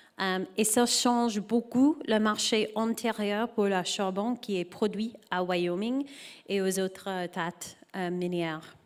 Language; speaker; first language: French; non-native, learner; English